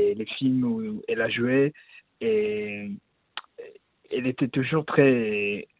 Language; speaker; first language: French; non-native, learner; Hebrew